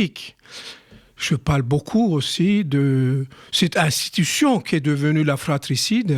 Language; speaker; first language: French; non-native, fluent; Turkish